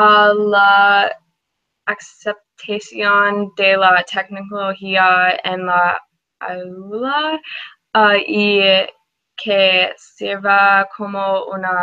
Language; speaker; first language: Spanish; non-native, learner; English